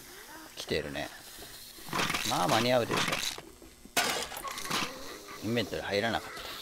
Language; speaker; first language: Japanese; native; Japanese